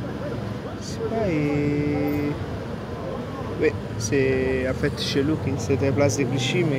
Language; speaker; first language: French; non-native, learner; Italian